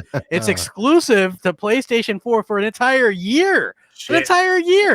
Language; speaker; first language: English; native; English